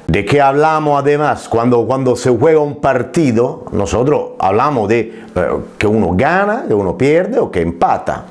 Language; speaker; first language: Spanish; non-native, fluent; Italian